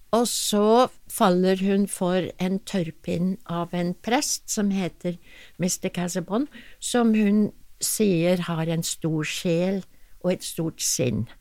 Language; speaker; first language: Norwegian; non-native, fluent; English